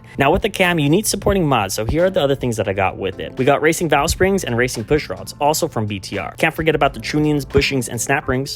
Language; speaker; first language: English; native; English